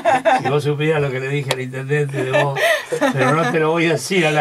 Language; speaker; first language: Spanish; native; Spanish